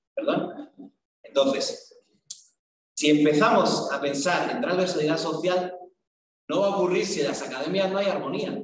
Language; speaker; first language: Spanish; native; Spanish